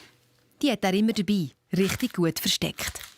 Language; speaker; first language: German; native; German